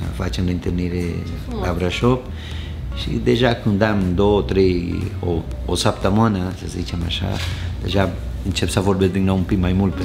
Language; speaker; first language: Romanian; non-native, fluent; Spanish